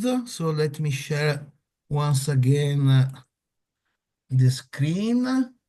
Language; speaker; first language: English; non-native, fluent; Italian